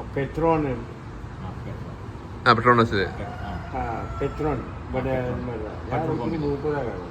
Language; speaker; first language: Malayalam; early bilingual, heritage; Malayalam